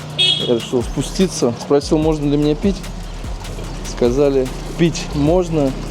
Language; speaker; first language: Russian; native; Russian